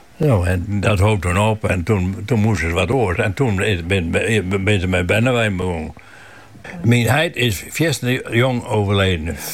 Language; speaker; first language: Dutch; non-native, local second language; Western Frisian